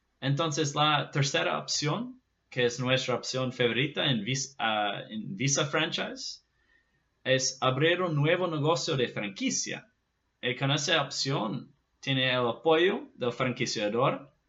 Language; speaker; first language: Spanish; non-native, fluent; Portuguese